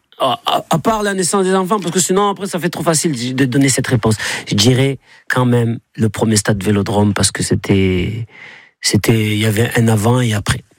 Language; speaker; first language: French; native; French